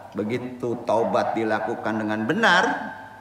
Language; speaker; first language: Indonesian; native; Indonesian